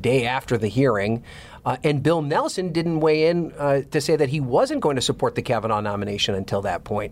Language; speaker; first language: English; native; English